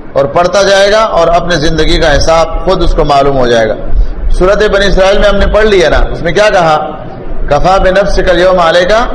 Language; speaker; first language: Urdu; non-native, local second language; Pashto